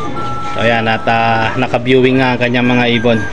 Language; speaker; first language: Filipino; native; Filipino